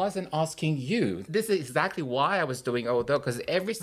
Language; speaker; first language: English; non-native, fluent; Chinese